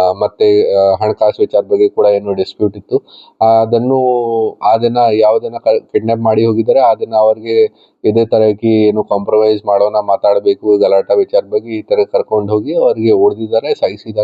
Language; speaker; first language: Kannada; non-native, fluent; Hindi